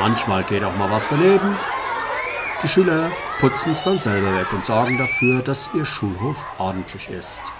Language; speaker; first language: German; native; German